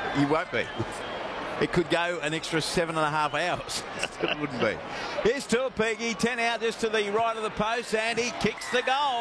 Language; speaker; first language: English; native; English